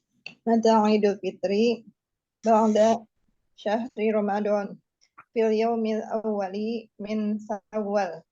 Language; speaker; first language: Arabic; non-native, learner; Indonesian